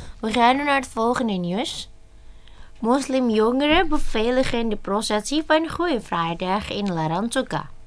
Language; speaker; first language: Dutch; non-native, fluent; Indonesian